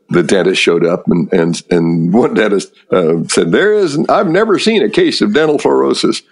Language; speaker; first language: English; native; English